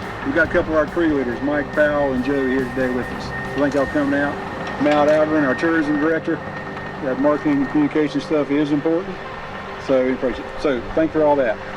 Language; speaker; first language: English; native; English